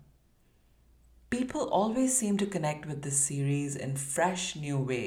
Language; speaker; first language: English; non-native, local second language; Urdu